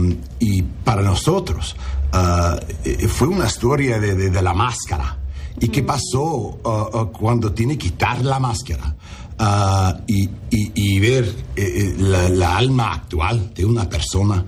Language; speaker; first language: Spanish; non-native, learner; English